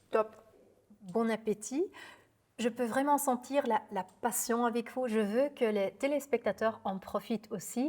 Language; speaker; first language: French; non-native, local second language; Dutch